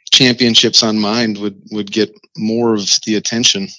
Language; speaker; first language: English; native; English